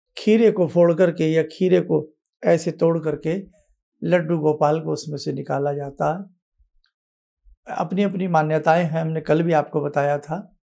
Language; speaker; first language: Hindi; native; Hindi